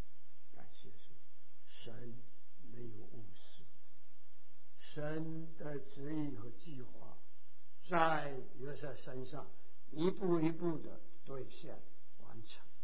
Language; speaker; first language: Chinese; native; Chinese